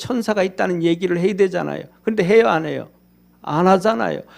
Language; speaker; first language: Korean; native; Korean